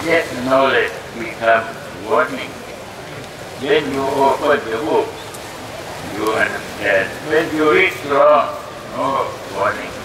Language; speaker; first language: English; non-native, learner; Thai